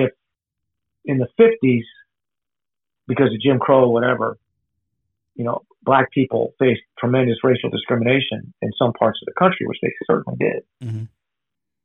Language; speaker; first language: English; native; English